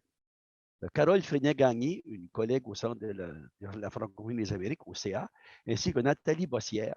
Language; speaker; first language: French; native; French